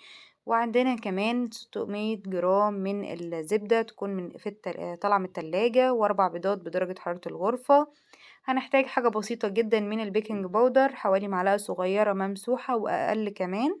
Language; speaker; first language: Arabic; native; Arabic